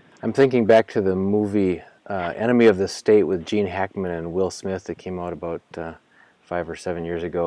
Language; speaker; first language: English; native; English